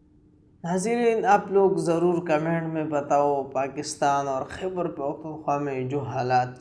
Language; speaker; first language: Hindi; non-native, local second language; Pashto